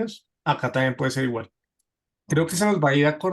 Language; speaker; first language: Spanish; native; Spanish